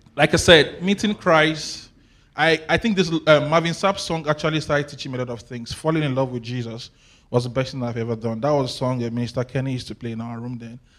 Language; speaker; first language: English; non-native, local second language; Yoruba